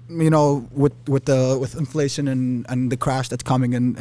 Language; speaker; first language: English; early bilingual, other home language; Yiddish